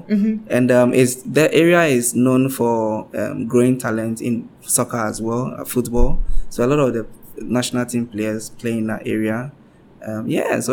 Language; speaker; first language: English; non-native, local second language; Ga